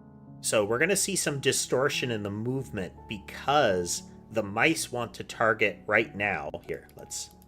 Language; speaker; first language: English; native; English